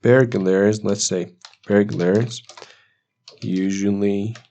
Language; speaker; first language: English; non-native, fluent; Persian